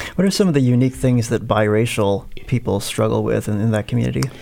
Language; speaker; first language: English; non-native, local second language; Filipino